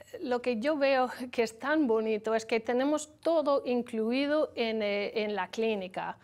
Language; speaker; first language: Spanish; non-native, learner; English